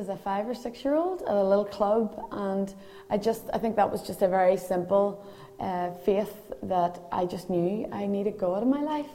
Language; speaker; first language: English; native; English